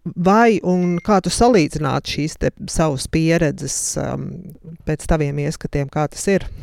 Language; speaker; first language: Latvian; native; Latvian